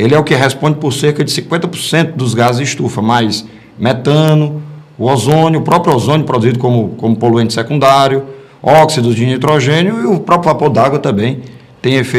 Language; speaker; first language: Portuguese; native; Portuguese